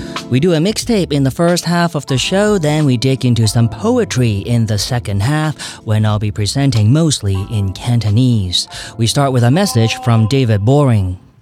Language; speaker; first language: English; non-native, local second language; Cantonese